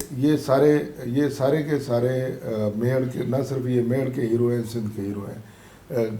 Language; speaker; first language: Urdu; non-native, local second language; Sindhi